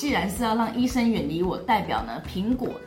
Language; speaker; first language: Chinese; native; Chinese